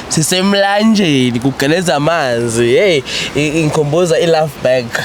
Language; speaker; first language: Zulu; native; Zulu